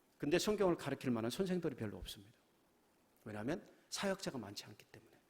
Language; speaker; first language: Korean; native; Korean